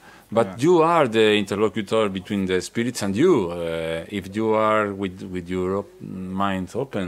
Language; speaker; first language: English; non-native, learner; Spanish